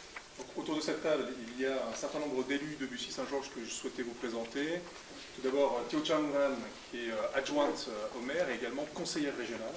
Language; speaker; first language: French; native; French